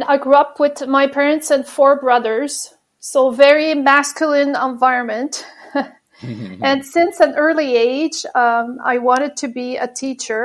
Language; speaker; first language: English; non-native, fluent; French